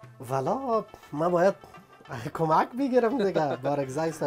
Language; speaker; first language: Persian; native; Persian